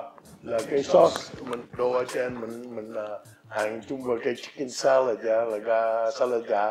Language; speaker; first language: Vietnamese; early bilingual, heritage; English